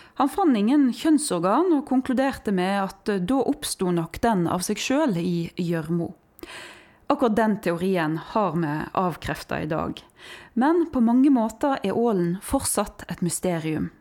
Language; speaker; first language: Norwegian; native; Norwegian